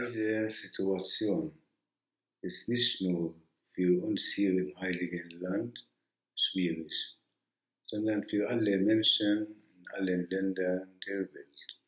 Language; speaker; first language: German; non-native, fluent; Arabic